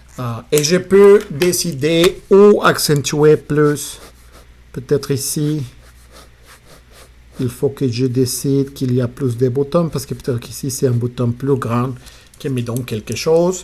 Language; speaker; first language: French; non-native, fluent; Spanish